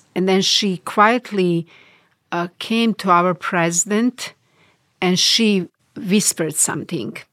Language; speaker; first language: English; non-native, fluent; Bosnian